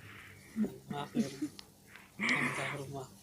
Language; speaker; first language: Arabic; non-native, learner; Oromo